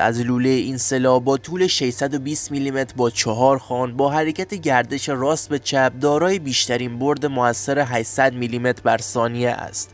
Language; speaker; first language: Persian; native; Persian